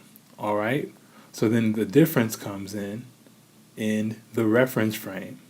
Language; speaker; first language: English; native; English